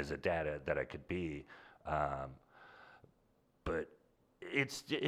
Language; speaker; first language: English; native; English